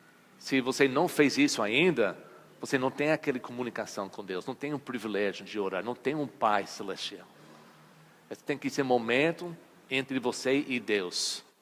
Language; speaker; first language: Portuguese; non-native, fluent; English